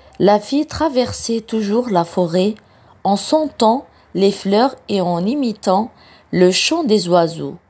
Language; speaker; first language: French; non-native, local second language; Arabic